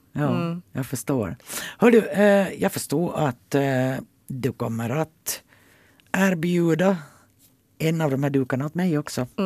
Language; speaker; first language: Swedish; native; Swedish